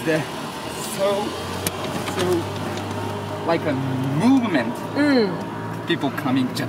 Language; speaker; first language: English; non-native, learner; Japanese